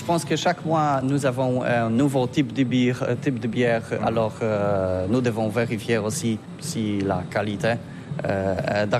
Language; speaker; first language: French; non-native, learner; Polish